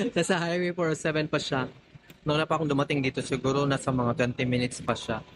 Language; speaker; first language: Filipino; non-native, local second language; Cebuano